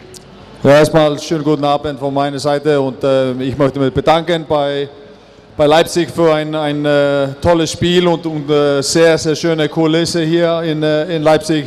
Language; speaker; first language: German; non-native, fluent; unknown